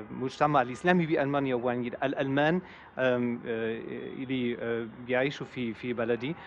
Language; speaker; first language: Arabic; non-native, fluent; German